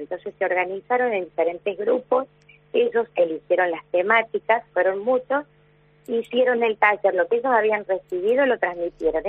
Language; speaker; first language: Spanish; native; Spanish